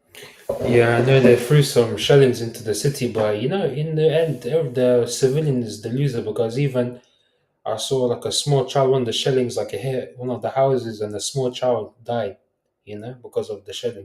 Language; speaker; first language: English; early bilingual, heritage; Arabic